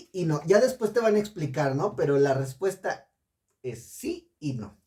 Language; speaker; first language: Spanish; native; Spanish